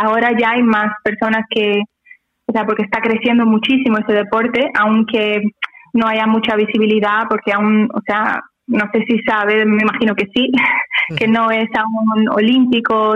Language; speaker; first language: Spanish; non-native, fluent; Portuguese